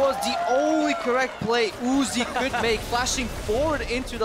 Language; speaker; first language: English; native; English